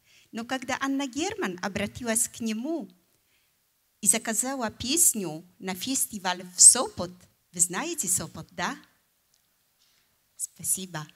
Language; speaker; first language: Russian; non-native, fluent; Polish